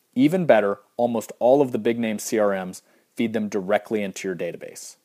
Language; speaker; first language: English; native; English